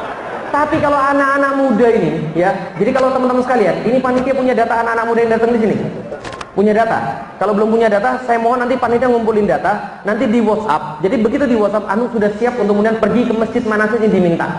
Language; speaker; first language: Indonesian; native; Indonesian